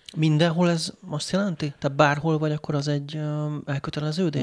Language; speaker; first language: Hungarian; native; Hungarian